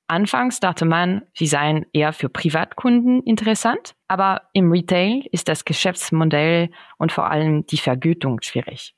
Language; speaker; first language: German; non-native, fluent; French